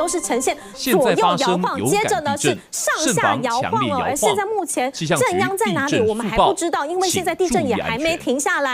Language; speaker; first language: Chinese; native; Chinese